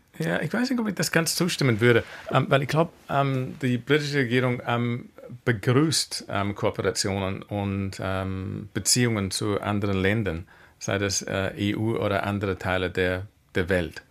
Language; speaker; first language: German; non-native, fluent; English